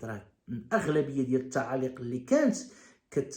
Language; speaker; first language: Arabic; native; Arabic